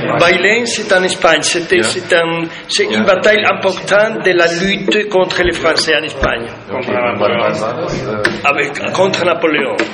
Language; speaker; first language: French; non-native, fluent; Spanish